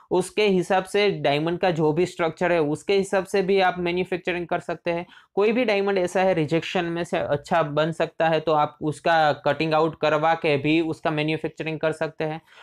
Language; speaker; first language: Hindi; non-native, local second language; Gujarati